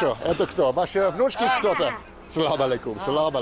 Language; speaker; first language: Russian; non-native, learner; English